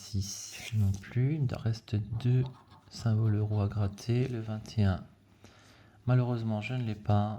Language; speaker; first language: French; native; French